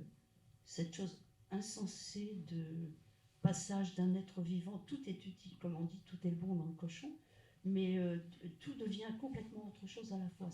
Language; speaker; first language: French; native; French